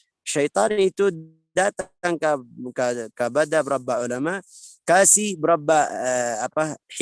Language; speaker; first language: Indonesian; non-native, learner; Arabic